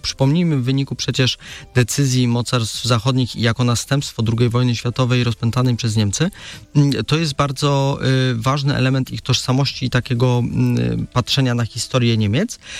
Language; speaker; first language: Polish; native; Polish